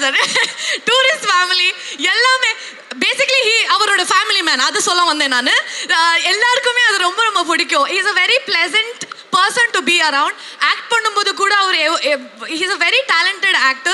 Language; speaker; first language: Tamil; non-native, learner; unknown